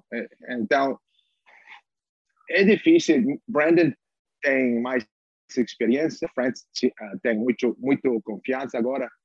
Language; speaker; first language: Portuguese; non-native, learner; English